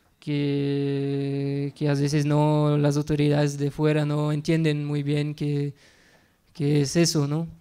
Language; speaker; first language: Spanish; non-native, fluent; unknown